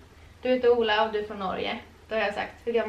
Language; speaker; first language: Swedish; native; Swedish